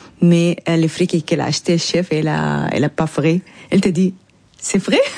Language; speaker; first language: French; non-native, learner; Arabic